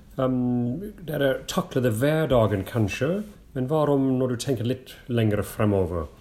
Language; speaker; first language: Norwegian; non-native, fluent; English